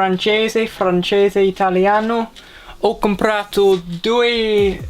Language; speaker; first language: Italian; non-native, learner; English